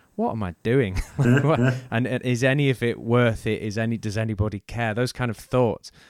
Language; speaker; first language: English; native; English